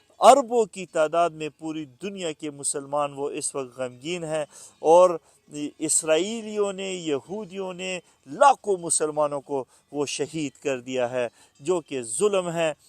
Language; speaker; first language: Urdu; non-native, local second language; Pashto